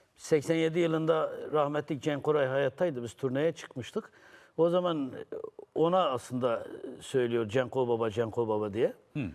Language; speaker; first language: Turkish; native; Turkish